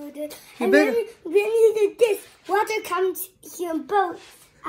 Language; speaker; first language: English; early bilingual, heritage; English